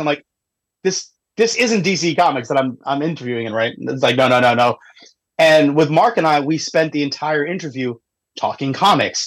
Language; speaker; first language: English; native; English